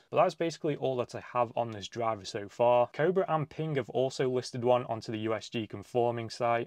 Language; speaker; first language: English; native; English